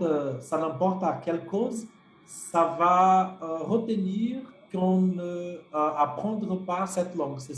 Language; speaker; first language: French; non-native, fluent; Portuguese